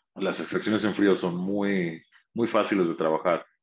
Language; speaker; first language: Spanish; native; Spanish